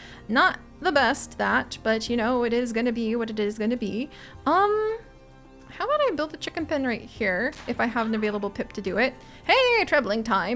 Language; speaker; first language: English; native; English